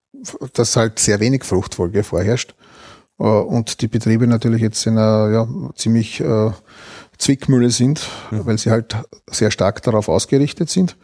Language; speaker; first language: German; native; German